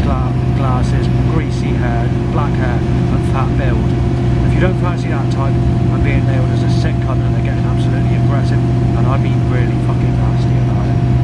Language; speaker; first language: English; native; English